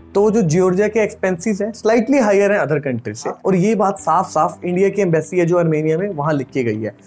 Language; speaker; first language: Hindi; native; Hindi